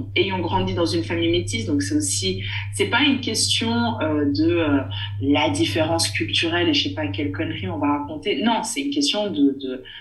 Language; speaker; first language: French; native; French